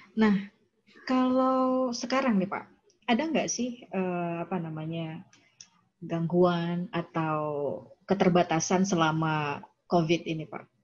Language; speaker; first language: Indonesian; native; Indonesian